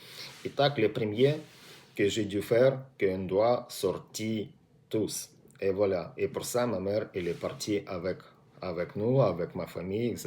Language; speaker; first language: French; non-native, learner; Russian